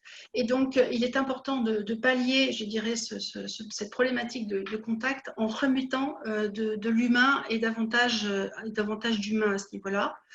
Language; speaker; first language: French; native; French